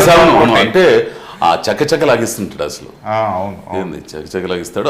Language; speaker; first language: Telugu; native; Telugu